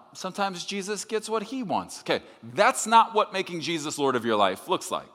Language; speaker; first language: English; native; English